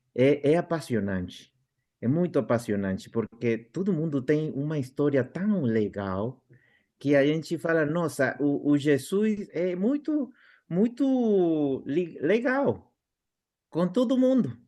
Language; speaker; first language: Portuguese; non-native, fluent; Spanish